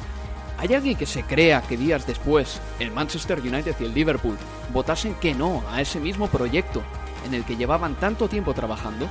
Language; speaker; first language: Spanish; native; Spanish